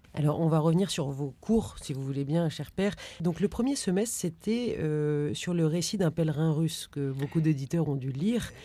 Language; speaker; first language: French; native; French